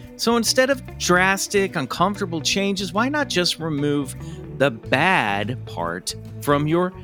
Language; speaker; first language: English; native; English